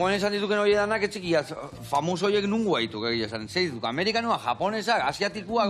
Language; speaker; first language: Basque; native; Basque